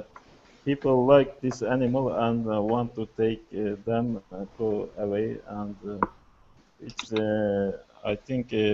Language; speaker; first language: English; non-native, learner; Turkish